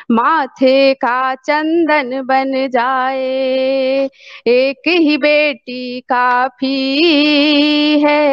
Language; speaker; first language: Hindi; native; Hindi